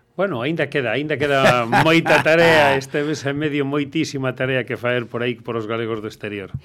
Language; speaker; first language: Galician; non-native, local second language; Spanish